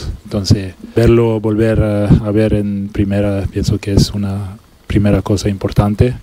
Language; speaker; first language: Spanish; non-native, local second language; French